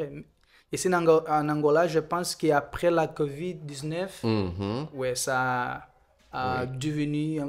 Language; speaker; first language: French; non-native, fluent; Portuguese